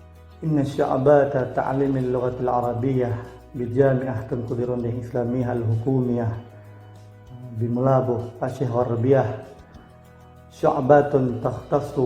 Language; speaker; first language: Arabic; non-native, fluent; Indonesian